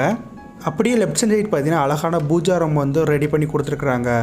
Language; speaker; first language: Tamil; native; Tamil